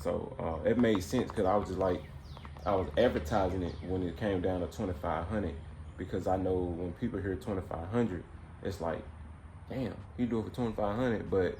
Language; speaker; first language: English; native; English